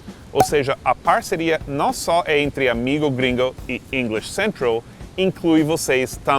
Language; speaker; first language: Portuguese; non-native, fluent; English